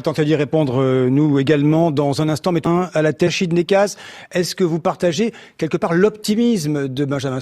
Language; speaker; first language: French; native; French